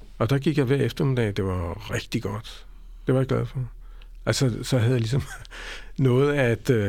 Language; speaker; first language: Danish; native; Danish